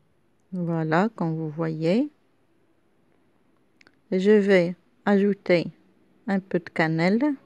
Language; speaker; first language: French; non-native, local second language; Arabic